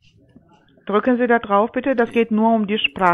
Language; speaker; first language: German; non-native, fluent; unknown